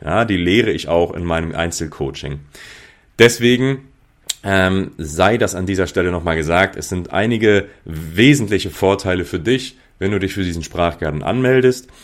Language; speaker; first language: German; native; German